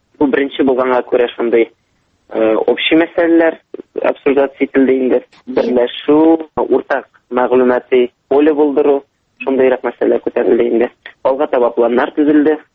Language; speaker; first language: Tatar; native; Tatar